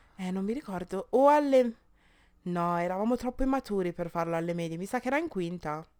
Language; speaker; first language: Italian; early bilingual, other home language; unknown